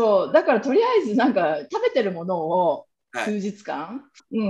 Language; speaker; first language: Japanese; native; Japanese